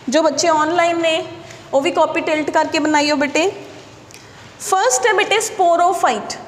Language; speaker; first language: Hindi; non-native, local second language; Punjabi